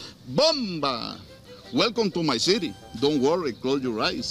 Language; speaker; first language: English; non-native, learner; Spanish